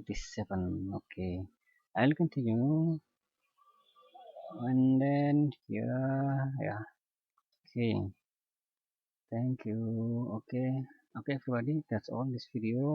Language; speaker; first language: English; non-native, fluent; Indonesian